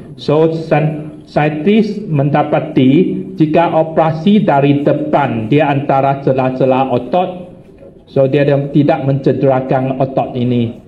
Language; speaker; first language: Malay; non-native, local second language; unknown